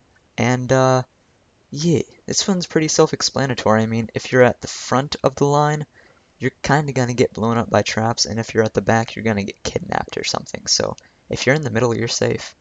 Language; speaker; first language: English; native; English